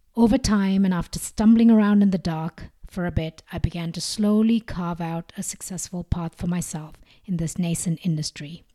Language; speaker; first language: English; non-native, local second language; Malayalam